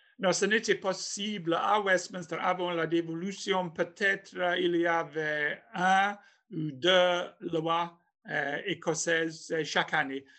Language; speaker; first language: French; non-native, fluent; English